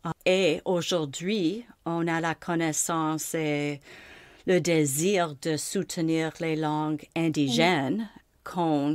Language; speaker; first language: French; non-native, local second language; English